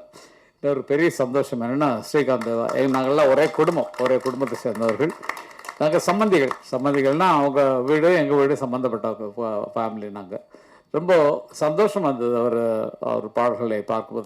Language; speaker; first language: Tamil; native; Tamil